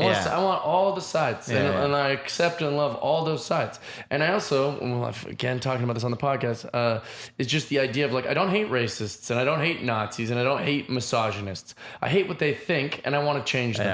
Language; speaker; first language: English; native; English